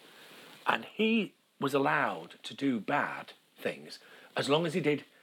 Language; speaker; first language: English; native; English